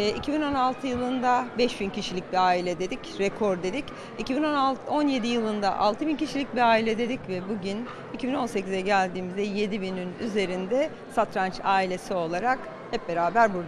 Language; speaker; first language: Turkish; native; Turkish